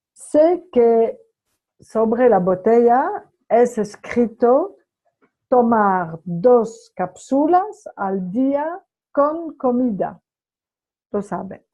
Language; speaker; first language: Spanish; non-native, fluent; French